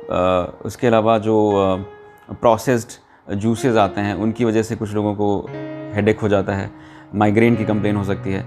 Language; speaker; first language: Hindi; native; Hindi